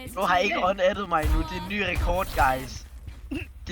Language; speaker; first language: Danish; native; Danish